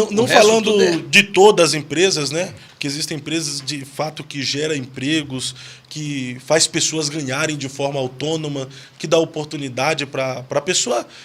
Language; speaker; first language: Portuguese; native; Portuguese